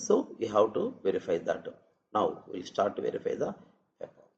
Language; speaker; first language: English; non-native, local second language; Telugu